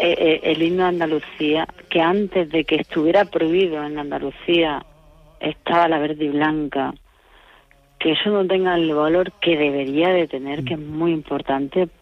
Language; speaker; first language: Spanish; native; Spanish